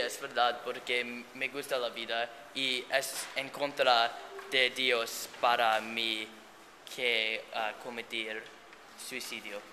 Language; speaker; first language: Spanish; non-native, learner; English